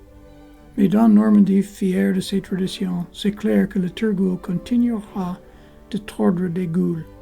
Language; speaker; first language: French; non-native, fluent; English